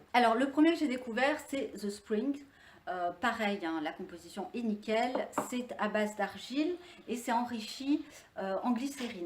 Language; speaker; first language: French; native; French